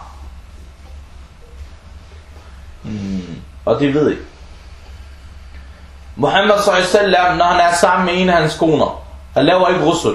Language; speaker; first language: Danish; early bilingual, other home language; Arabic